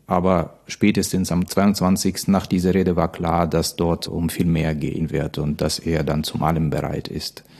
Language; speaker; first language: German; non-native, fluent; Russian